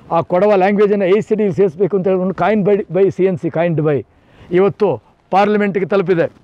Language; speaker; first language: Kannada; non-native, local second language; Kodava